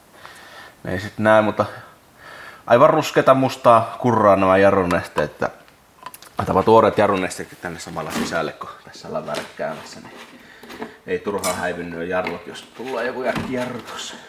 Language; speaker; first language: Finnish; native; Finnish